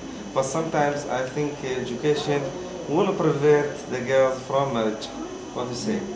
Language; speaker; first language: English; non-native, learner; Arabic